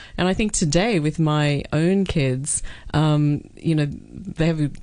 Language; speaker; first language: English; native; English